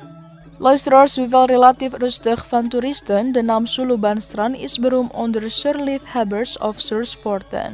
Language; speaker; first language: Dutch; non-native, learner; Indonesian